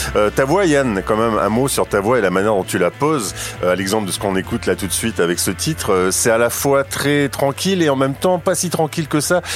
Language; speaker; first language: French; native; French